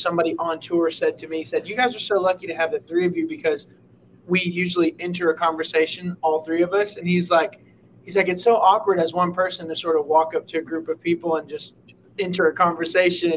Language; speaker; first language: English; native; English